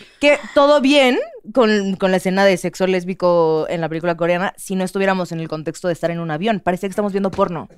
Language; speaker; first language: Spanish; native; Spanish